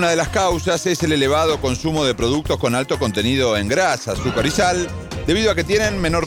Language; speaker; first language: Spanish; native; Spanish